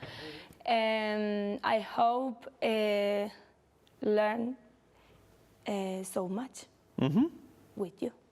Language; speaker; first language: English; non-native, learner; Spanish